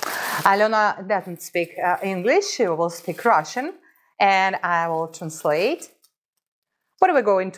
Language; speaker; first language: English; non-native, fluent; Russian